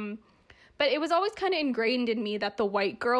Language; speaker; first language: English; early bilingual, other home language; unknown